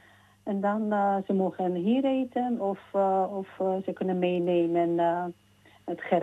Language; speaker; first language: Dutch; non-native, fluent; Georgian